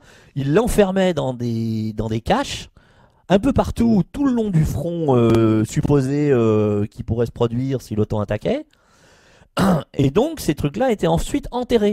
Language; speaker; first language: French; native; French